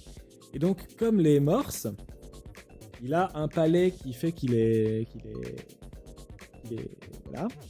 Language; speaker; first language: French; native; French